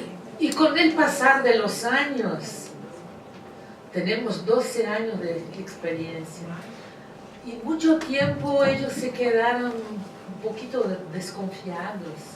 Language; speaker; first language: Spanish; non-native, fluent; Portuguese